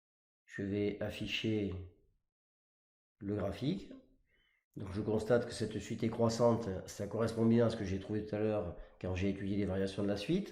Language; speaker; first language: French; native; French